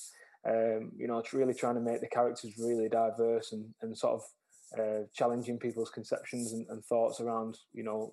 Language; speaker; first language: English; native; English